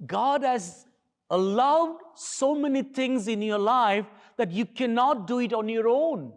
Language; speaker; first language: English; non-native, local second language; Tamil